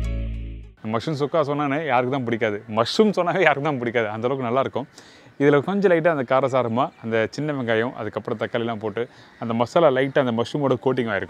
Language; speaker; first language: Tamil; native; Tamil